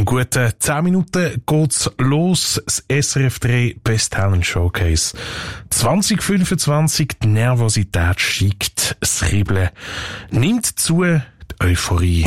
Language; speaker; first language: German; native; German